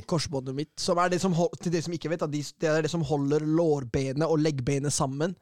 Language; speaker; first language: Norwegian; early bilingual, other home language; Arabic